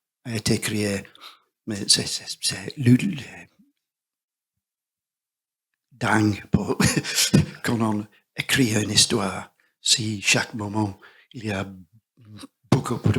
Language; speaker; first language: French; non-native, learner; English